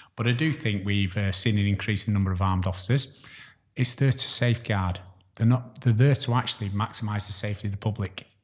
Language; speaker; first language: English; native; English